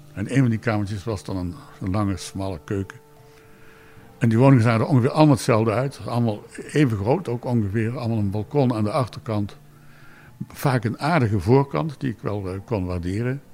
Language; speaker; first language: Dutch; native; Dutch